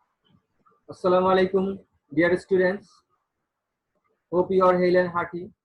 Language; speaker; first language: English; non-native, local second language; Bangla